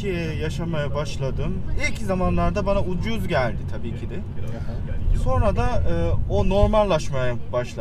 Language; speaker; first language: Turkish; non-native, fluent; Korean